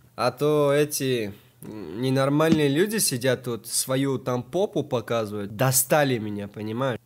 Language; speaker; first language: Russian; non-native, learner; Tajik